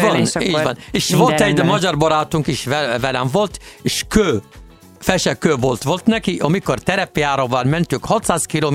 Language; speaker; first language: Hungarian; non-native, learner; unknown